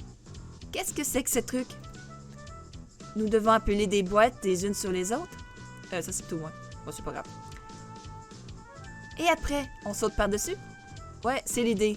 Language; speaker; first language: French; native; French